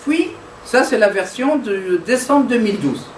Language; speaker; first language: French; non-native, local second language; Arabic